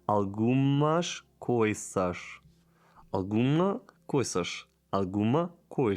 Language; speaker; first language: Portuguese; non-native, learner; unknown